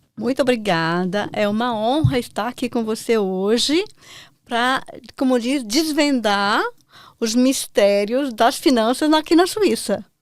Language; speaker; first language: Portuguese; native; Portuguese